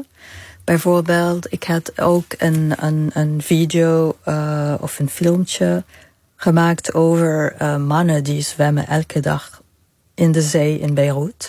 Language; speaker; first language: Dutch; non-native, fluent; Arabic